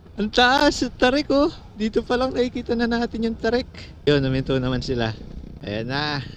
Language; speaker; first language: Filipino; non-native, local second language; Pampanga